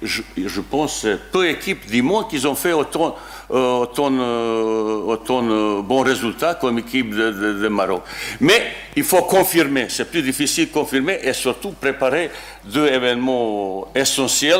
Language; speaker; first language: French; non-native, learner; Bosnian